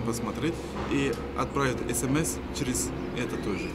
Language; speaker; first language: Russian; non-native, learner; Turkish